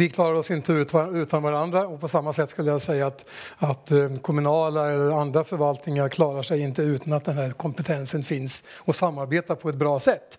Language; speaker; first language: Swedish; native; Swedish